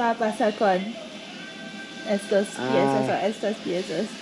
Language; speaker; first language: Spanish; non-native, learner; English